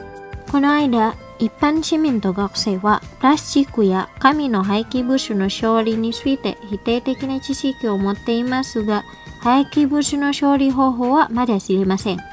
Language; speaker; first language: Japanese; non-native, fluent; Indonesian